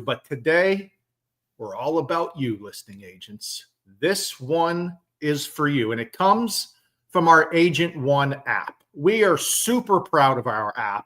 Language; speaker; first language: English; native; English